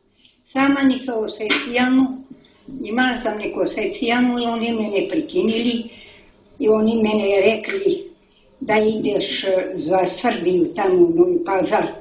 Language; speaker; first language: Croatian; non-native, local second language; Romany